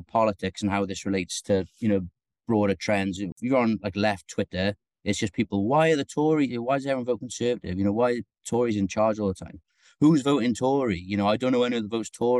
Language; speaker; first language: English; native; English